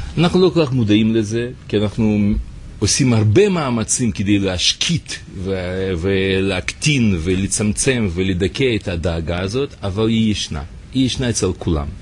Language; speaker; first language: Hebrew; native; Hebrew